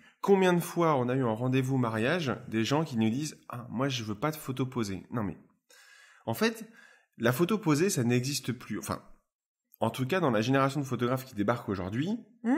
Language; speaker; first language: French; native; French